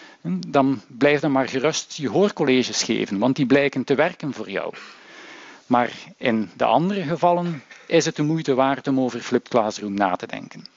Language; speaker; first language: Dutch; native; Dutch